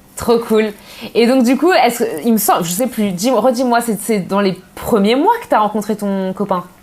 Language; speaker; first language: French; native; French